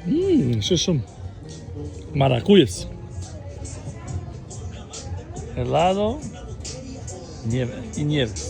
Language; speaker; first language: Spanish; non-native, learner; Albanian